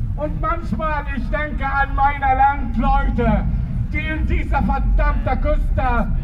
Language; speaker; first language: German; non-native, learner; Arabic